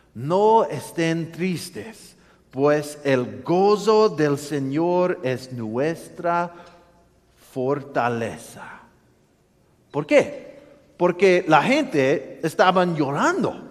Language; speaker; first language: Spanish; non-native, learner; English